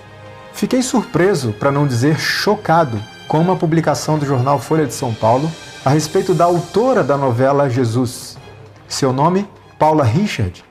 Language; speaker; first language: Portuguese; native; Portuguese